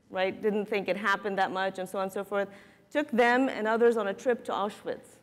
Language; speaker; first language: English; native; English